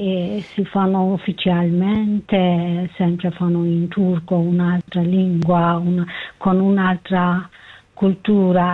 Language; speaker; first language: Italian; non-native, fluent; Kurdish